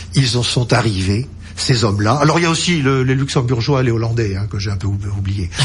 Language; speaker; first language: French; native; French